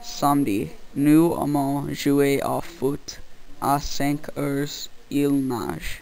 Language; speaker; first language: French; non-native, learner; English